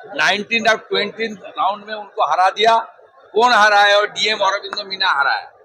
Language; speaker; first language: Hindi; non-native, local second language; Bangla